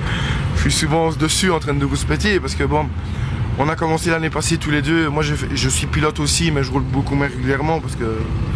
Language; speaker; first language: French; native; French